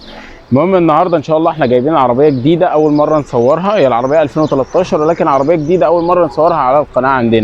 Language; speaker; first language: Arabic; native; Arabic